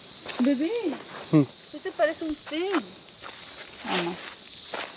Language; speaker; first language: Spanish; early bilingual, other home language; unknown